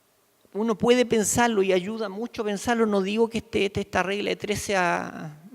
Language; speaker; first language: Spanish; native; Spanish